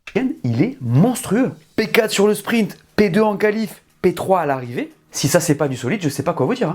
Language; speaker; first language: French; native; French